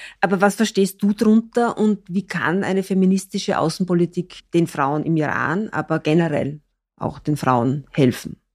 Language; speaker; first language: German; native; German